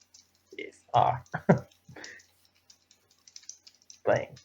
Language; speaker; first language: English; non-native, learner; Serbian